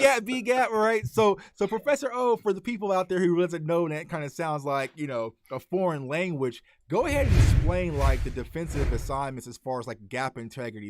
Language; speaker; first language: English; native; English